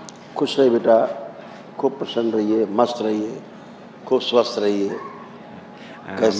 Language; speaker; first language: Hindi; native; Hindi